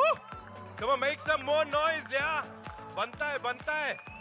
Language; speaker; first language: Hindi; native; Hindi